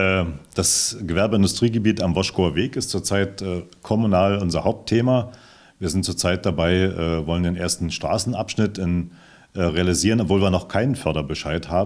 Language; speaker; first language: German; native; German